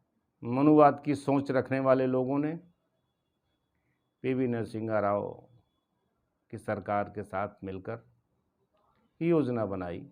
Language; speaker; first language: Hindi; native; Hindi